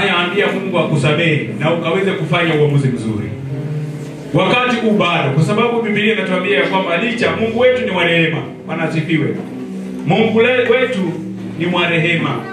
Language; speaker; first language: Swahili; non-native, local second language; Luyia